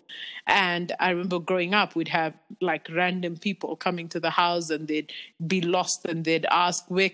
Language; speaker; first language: English; non-native, local second language; Somali